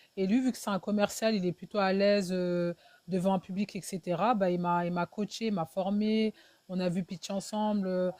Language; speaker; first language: French; early bilingual, other home language; Wolof